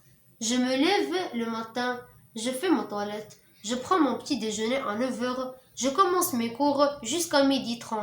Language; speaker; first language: French; non-native, local second language; Arabic